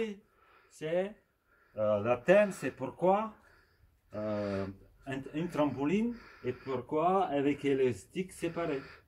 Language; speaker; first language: French; non-native, fluent; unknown